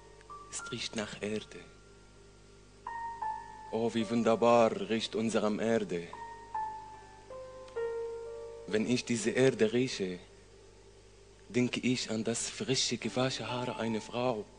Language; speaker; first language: German; non-native, learner; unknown